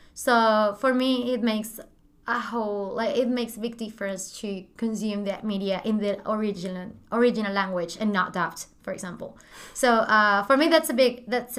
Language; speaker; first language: English; non-native, fluent; Spanish